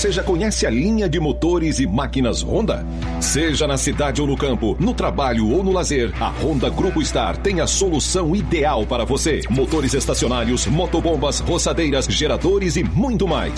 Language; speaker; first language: Portuguese; native; Portuguese